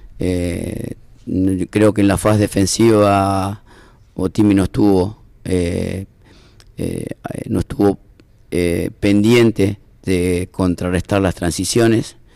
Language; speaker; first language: Spanish; native; Spanish